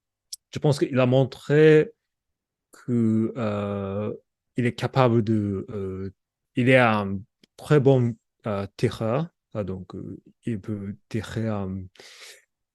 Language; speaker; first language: French; non-native, learner; Japanese